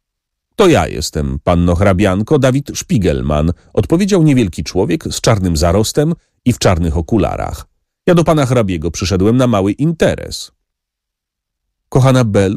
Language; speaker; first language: Polish; native; Polish